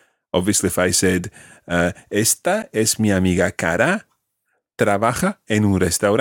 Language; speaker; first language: Spanish; non-native, fluent; English